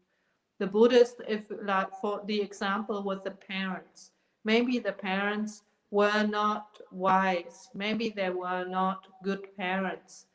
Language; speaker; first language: English; non-native, fluent; German